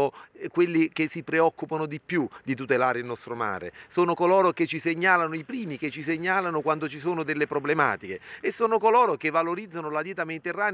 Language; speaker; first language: Italian; native; Italian